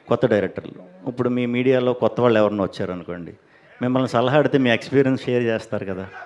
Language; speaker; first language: Telugu; native; Telugu